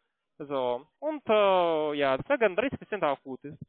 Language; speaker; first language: German; non-native, learner; Russian